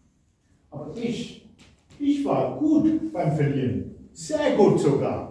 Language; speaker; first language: German; non-native, fluent; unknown